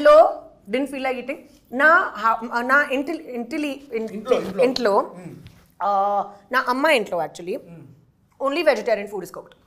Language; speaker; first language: Telugu; non-native, learner; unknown